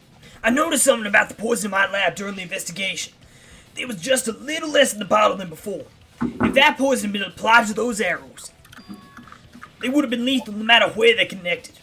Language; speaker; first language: English; native; English